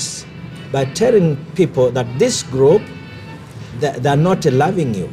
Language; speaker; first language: English; non-native, local second language; Kinyarwanda